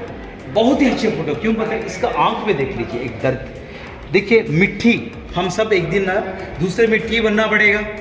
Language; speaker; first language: Hindi; native; Hindi